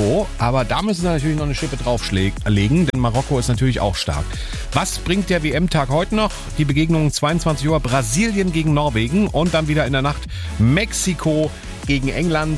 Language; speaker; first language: German; native; German